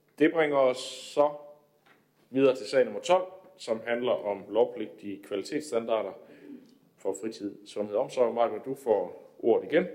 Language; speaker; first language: Danish; native; Danish